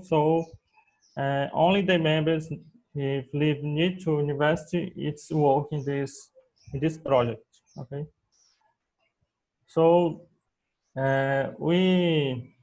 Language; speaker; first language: English; non-native, learner; Portuguese